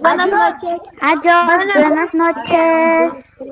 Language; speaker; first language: Spanish; non-native, learner; Portuguese